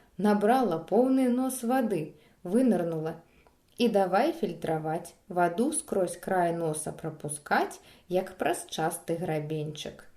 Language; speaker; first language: Belarusian; non-native, local second language; Russian